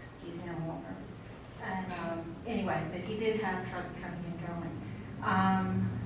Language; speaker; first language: English; native; English